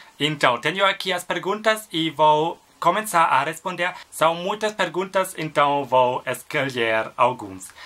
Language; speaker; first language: Portuguese; non-native, learner; German